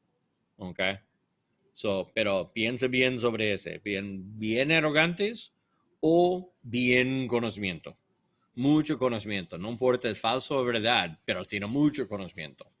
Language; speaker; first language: Spanish; non-native, learner; English